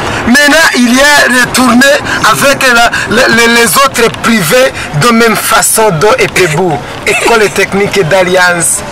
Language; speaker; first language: French; non-native, learner; Rundi